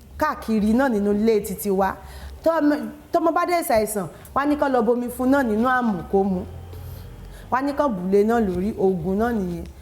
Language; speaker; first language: Yoruba; native; Yoruba